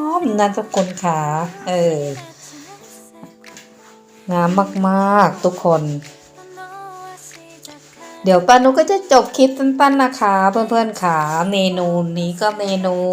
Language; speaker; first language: Thai; non-native, local second language; Northeastern Thai